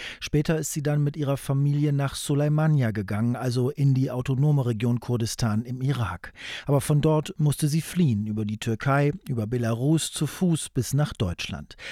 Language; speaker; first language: German; native; German